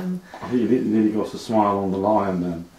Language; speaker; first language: English; native; English